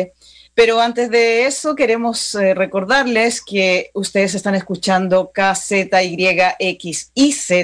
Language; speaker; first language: Spanish; native; Spanish